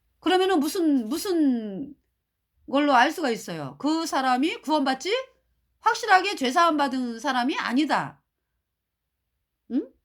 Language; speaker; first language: Korean; native; Korean